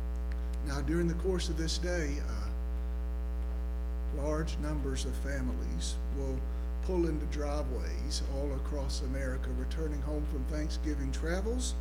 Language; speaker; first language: English; native; English